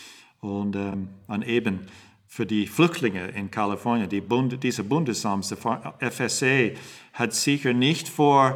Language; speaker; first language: German; non-native, fluent; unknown